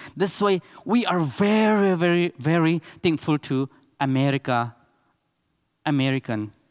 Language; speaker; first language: English; non-native, learner; Burmese